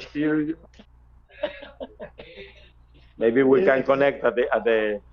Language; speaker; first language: English; non-native, fluent; Spanish